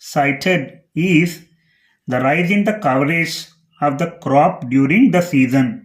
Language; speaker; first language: English; non-native, local second language; Telugu